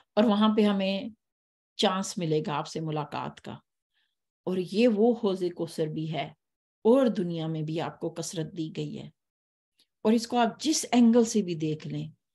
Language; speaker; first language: Hindi; native; Hindi